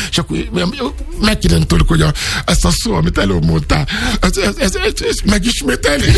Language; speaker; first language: Hungarian; non-native, learner; Yoruba